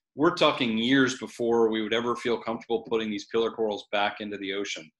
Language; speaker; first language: English; native; English